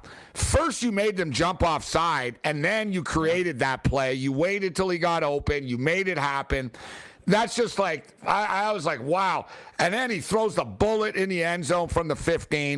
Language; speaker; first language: English; native; English